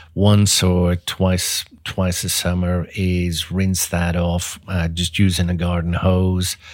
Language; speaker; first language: English; native; English